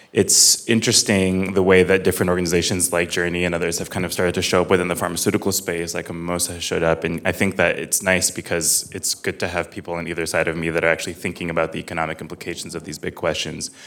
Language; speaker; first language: English; native; English